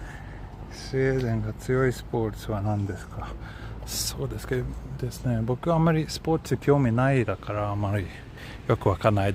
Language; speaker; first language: Japanese; non-native, learner; Swedish